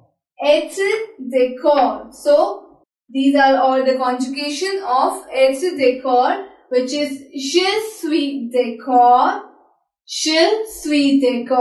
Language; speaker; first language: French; non-native, learner; Hindi